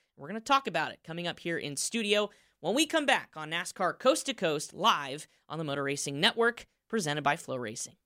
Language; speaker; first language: English; native; English